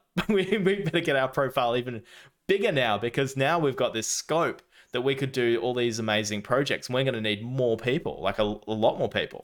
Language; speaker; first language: English; native; English